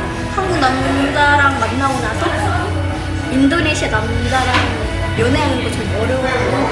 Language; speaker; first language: Korean; non-native, fluent; Indonesian